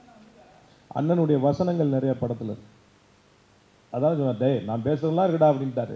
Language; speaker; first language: Tamil; native; Tamil